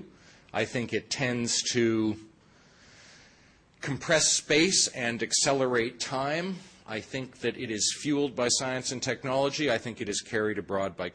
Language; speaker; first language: English; native; English